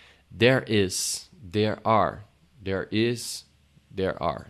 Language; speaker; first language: English; non-native, fluent; Portuguese